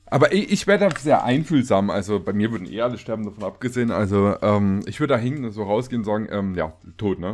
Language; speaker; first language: German; native; German